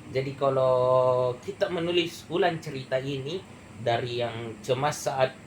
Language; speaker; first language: Indonesian; native; Indonesian